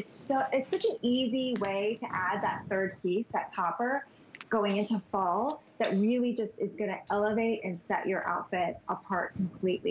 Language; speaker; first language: English; native; English